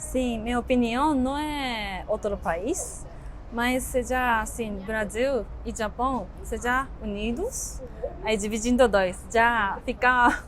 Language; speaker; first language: Portuguese; non-native, learner; Japanese